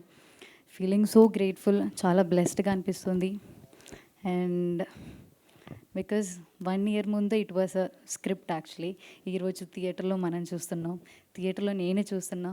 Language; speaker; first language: Telugu; non-native, learner; Malayalam